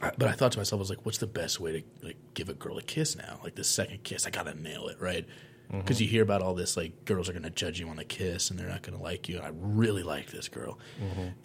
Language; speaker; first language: English; native; English